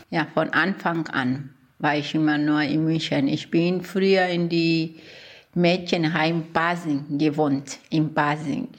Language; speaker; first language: German; non-native, fluent; Portuguese